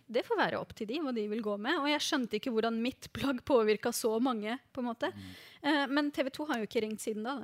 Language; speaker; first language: Norwegian; early bilingual, other home language; Arabic